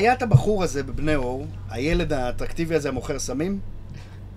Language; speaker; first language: Hebrew; native; Hebrew